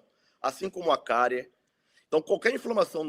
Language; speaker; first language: Portuguese; native; Portuguese